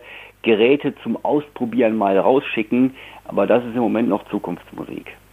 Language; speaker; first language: German; native; German